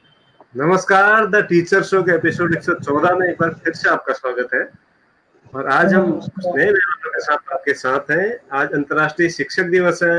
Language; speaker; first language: Hindi; native; Hindi